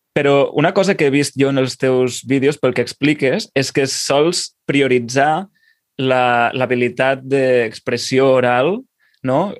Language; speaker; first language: Catalan; native; Catalan